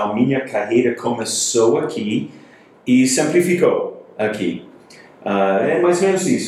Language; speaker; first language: Portuguese; non-native, fluent; English